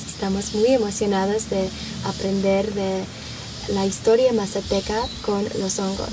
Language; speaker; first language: Spanish; early bilingual, heritage; Spanish